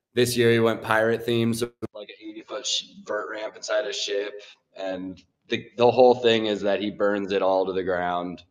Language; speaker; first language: English; native; English